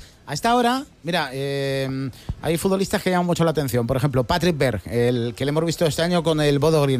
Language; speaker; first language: Spanish; native; Spanish